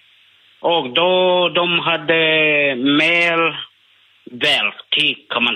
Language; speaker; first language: Swedish; non-native, learner; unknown